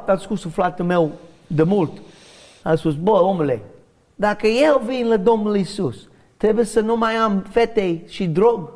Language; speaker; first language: Romanian; non-native, learner; English